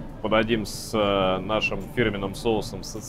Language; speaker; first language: Russian; native; Russian